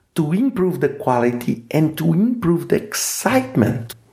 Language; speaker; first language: English; non-native, fluent; Portuguese